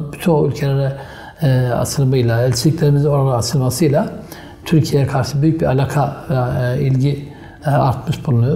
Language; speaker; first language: Turkish; native; Turkish